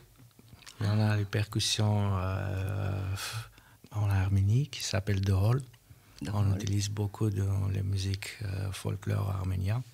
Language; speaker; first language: French; non-native, learner; Armenian